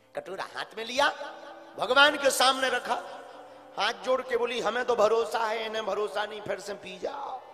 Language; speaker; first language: Hindi; native; Hindi